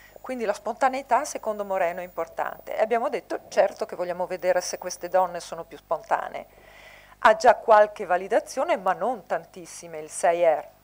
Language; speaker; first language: Italian; native; Italian